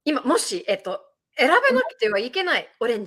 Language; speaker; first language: Japanese; early bilingual, heritage; Japanese